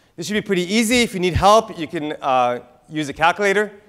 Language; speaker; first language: English; native; English